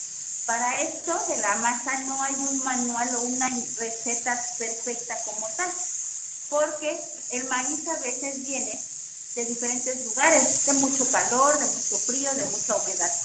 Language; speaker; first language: Spanish; native; Spanish